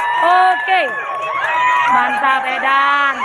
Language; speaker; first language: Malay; non-native, local second language; Minangkabau